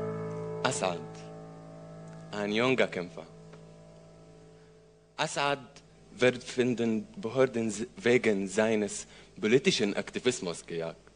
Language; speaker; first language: German; non-native, learner; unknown